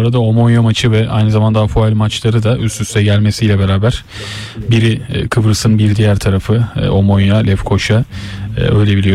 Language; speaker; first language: Turkish; native; Turkish